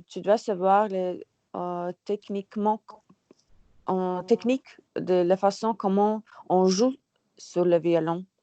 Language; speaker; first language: French; non-native, learner; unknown